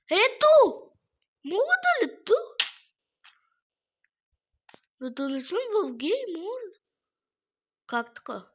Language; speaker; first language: Bulgarian; native; Bulgarian